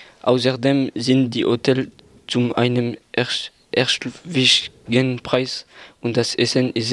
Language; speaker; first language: German; non-native, learner; French